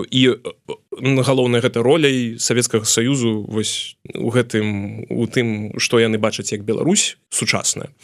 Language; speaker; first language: Belarusian; non-native, local second language; Russian